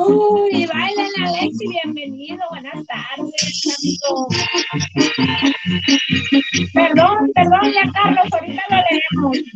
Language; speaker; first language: Spanish; native; Spanish